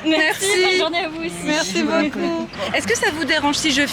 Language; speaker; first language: French; native; French